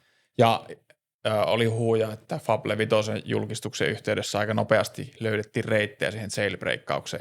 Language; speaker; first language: Finnish; native; Finnish